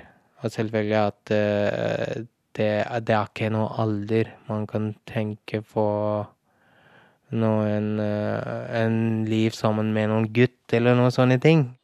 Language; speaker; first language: Norwegian; non-native, learner; Urdu